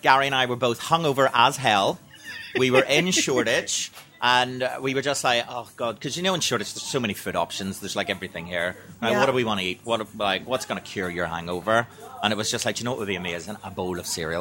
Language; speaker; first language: English; native; English